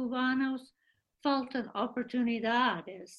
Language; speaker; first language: Spanish; non-native, fluent; English